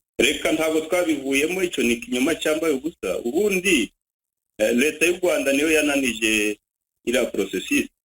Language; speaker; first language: Kinyarwanda; native; Kinyarwanda